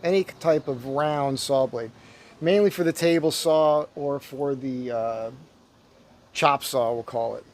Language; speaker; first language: English; native; English